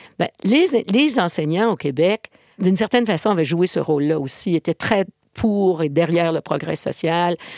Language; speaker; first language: French; native; French